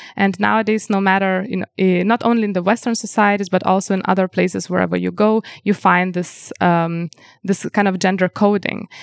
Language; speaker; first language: English; non-native, fluent; Lithuanian